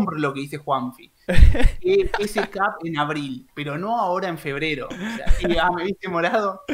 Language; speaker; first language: Spanish; native; Spanish